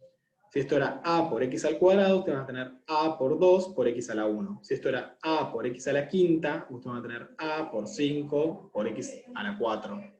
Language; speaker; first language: Spanish; native; Spanish